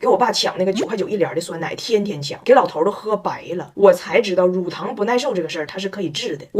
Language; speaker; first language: Chinese; native; Chinese